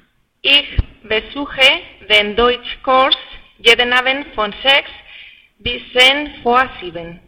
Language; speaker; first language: German; non-native, learner; Spanish